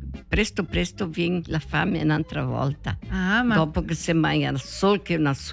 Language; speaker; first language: Italian; early bilingual, heritage; Portuguese